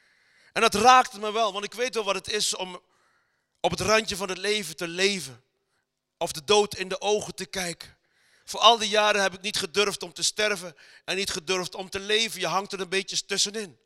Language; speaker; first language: Dutch; native; Dutch